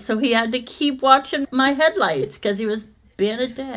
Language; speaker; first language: English; native; English